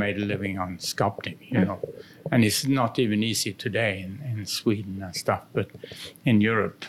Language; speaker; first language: English; non-native, fluent; Swedish